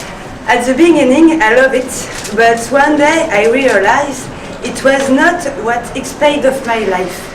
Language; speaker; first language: English; non-native, learner; French